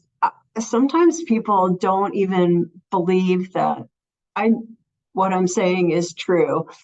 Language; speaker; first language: English; native; English